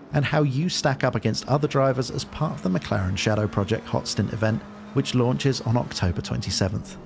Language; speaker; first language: English; native; English